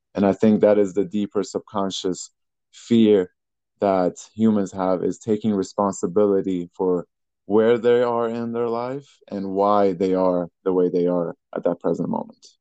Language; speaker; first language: English; early bilingual, other home language; Persian